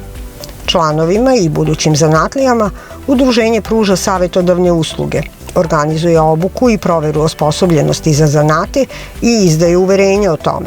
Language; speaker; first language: Serbian; native; Serbian